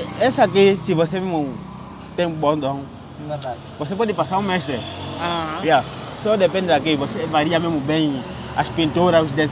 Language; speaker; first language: Portuguese; non-native, learner; Vietnamese